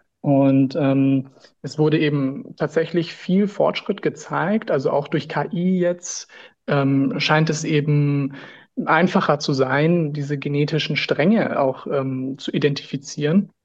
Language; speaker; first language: German; native; German